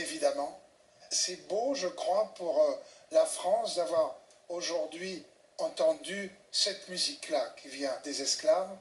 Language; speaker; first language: French; native; French